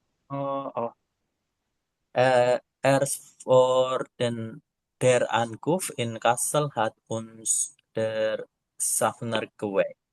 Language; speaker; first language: German; non-native, learner; Indonesian